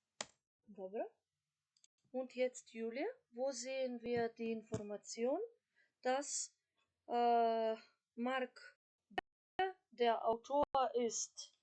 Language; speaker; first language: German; non-native, fluent; Macedonian